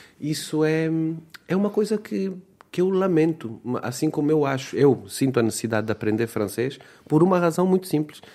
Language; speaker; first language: Portuguese; native; Portuguese